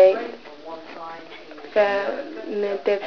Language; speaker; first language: French; non-native, learner; English